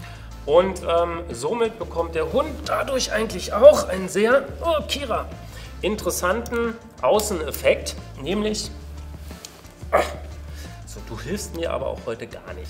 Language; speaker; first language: German; native; German